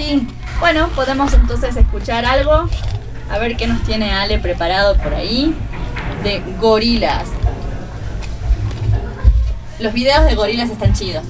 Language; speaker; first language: Spanish; native; Spanish